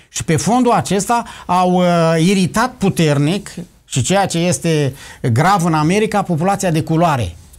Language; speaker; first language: Romanian; native; Romanian